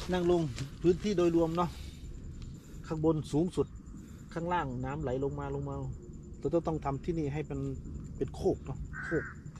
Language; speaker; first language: Thai; native; Thai